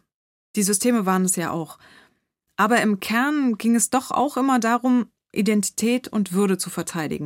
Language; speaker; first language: German; native; German